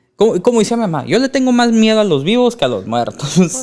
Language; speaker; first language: Spanish; early bilingual, heritage; Spanish